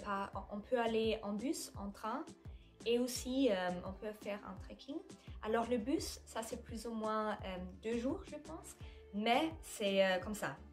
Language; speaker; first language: French; non-native, fluent; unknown